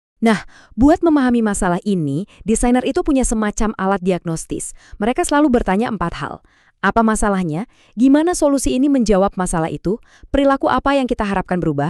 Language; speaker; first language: Indonesian; native; Indonesian